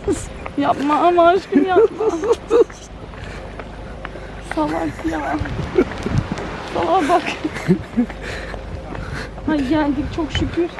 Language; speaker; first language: Turkish; non-native, fluent; Albanian